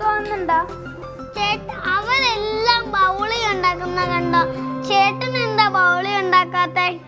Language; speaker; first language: Malayalam; native; Malayalam